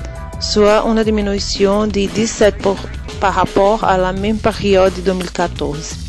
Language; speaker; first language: French; non-native, learner; Portuguese